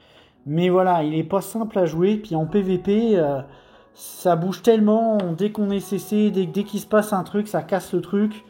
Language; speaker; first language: French; native; French